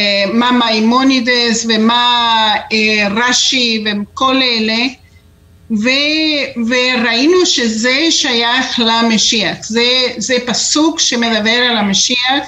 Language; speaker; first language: Hebrew; non-native, fluent; Spanish